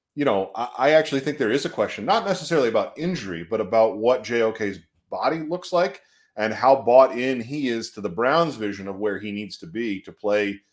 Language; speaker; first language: English; native; English